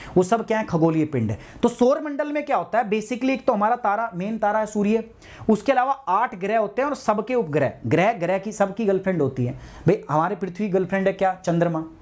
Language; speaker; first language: Hindi; native; Hindi